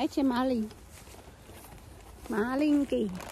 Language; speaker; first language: Czech; non-native, learner; Vietnamese